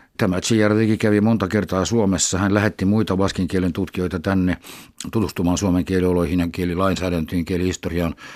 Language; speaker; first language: Finnish; native; Finnish